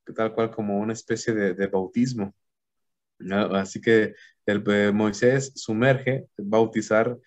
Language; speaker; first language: Spanish; native; Spanish